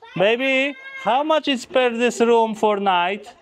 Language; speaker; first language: English; non-native, learner; Polish